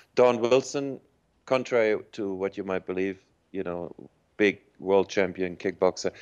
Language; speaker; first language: English; non-native, fluent; German